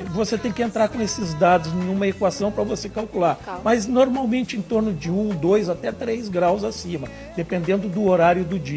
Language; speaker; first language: Portuguese; native; Portuguese